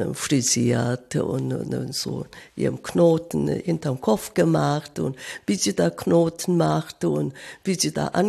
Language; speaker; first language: German; non-native, fluent; Korean